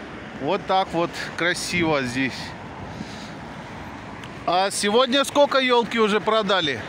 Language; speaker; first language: Russian; non-native, fluent; Hindi